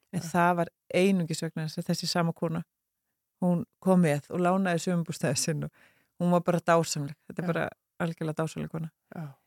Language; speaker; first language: Icelandic; native; Icelandic